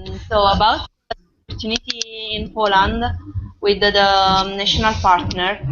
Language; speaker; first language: English; non-native, fluent; Italian